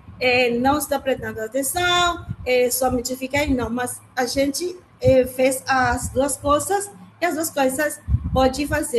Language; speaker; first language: Portuguese; non-native, learner; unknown